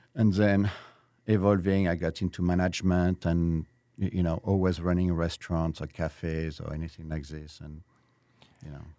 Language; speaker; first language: English; non-native, fluent; French